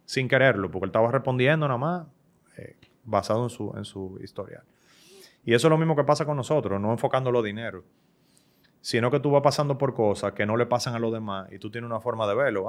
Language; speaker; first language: Spanish; native; Spanish